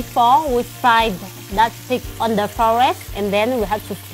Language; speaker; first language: English; non-native, learner; Iu Mien